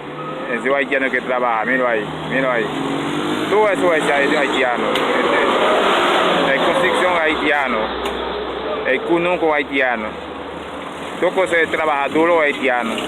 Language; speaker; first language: Spanish; non-native, local second language; Haitian Creole